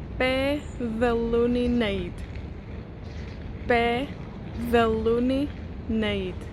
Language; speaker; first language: Welsh; non-native, fluent; Spanish